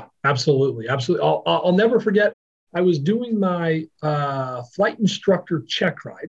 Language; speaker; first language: English; native; English